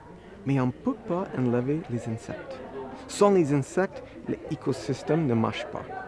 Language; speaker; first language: French; non-native, fluent; English